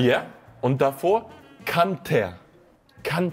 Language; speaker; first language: German; native; German